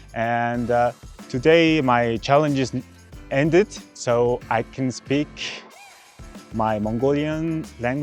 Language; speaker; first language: English; non-native, learner; Mongolian